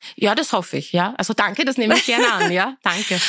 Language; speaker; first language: German; early bilingual, other home language; Persian